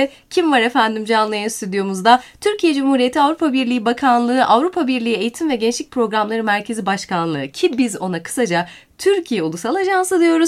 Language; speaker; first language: Turkish; native; Turkish